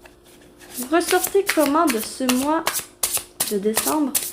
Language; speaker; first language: French; native; French